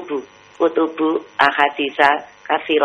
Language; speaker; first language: Arabic; non-native, learner; Indonesian